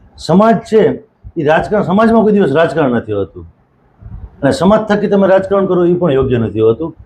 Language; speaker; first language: Gujarati; native; Gujarati